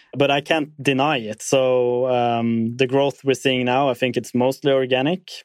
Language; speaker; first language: English; non-native, fluent; Norwegian